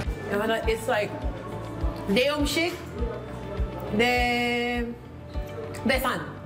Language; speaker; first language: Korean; non-native, learner; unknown